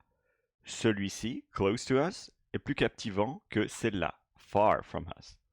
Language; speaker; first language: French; non-native, fluent; English